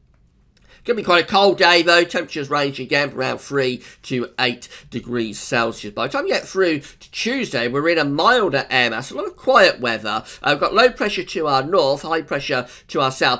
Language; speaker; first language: English; native; English